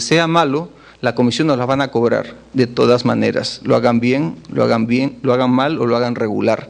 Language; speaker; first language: Spanish; native; Spanish